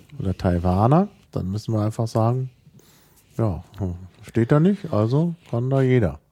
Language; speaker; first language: German; native; German